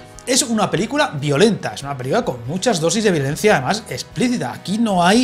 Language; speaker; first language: Spanish; native; Spanish